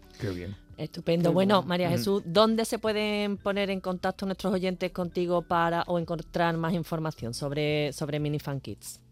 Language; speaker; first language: Spanish; native; Spanish